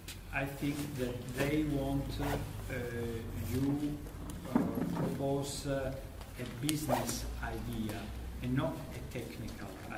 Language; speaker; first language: English; non-native, learner; Italian